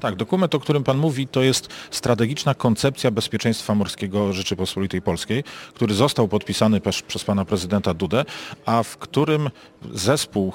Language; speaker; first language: Polish; native; Polish